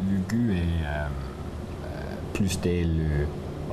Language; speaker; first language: French; non-native, learner; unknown